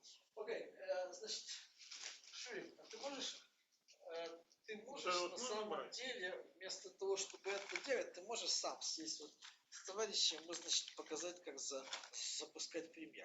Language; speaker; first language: Russian; native; Russian